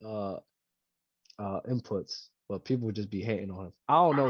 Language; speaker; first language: English; native; English